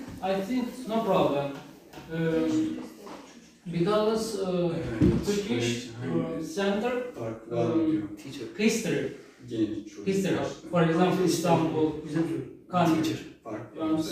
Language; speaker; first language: English; non-native, learner; Turkish